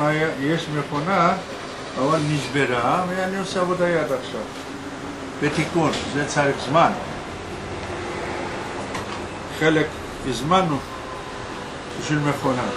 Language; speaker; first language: Hebrew; non-native, learner; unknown